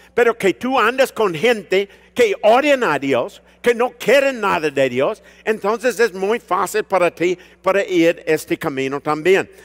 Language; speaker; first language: Spanish; early bilingual, heritage; Spanish